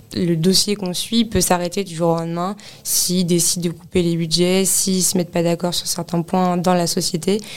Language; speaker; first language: French; native; French